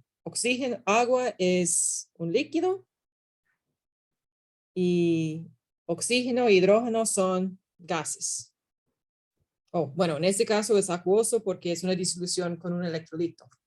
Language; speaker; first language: Spanish; non-native, fluent; English